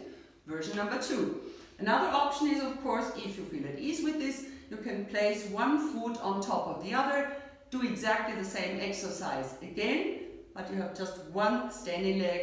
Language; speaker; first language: English; non-native, fluent; German